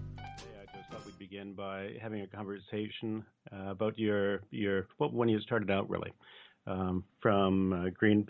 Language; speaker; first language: English; native; English